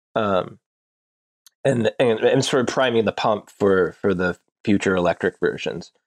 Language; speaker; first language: English; native; English